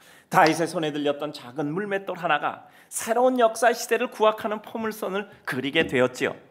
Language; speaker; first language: Korean; native; Korean